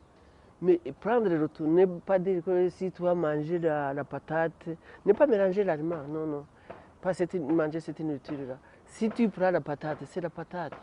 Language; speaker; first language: French; non-native, local second language; Kinyarwanda